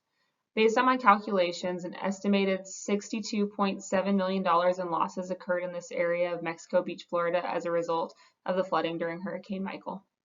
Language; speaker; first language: English; native; English